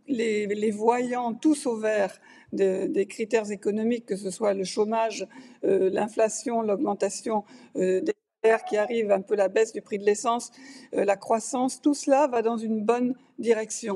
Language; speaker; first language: French; native; French